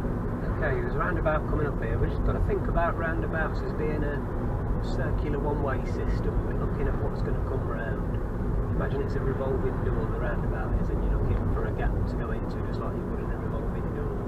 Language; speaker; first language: English; native; English